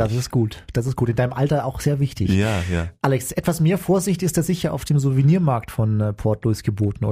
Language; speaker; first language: German; native; German